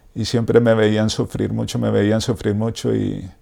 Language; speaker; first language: Spanish; native; Spanish